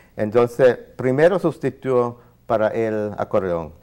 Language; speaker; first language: Spanish; non-native, fluent; English